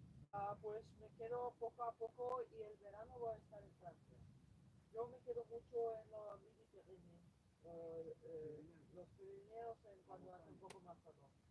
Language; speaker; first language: Spanish; non-native, fluent; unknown